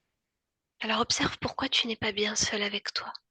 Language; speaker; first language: French; native; French